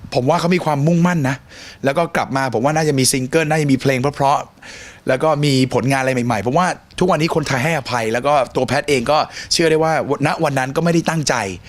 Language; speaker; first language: Thai; early bilingual, heritage; Thai